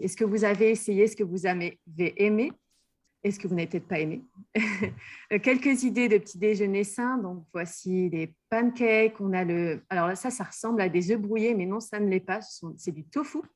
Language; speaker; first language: French; native; French